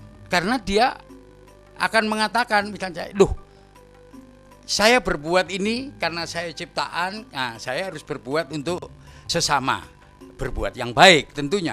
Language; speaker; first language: Indonesian; native; Indonesian